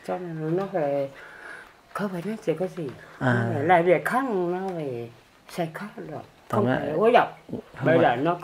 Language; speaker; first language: Vietnamese; non-native, local second language; Hmong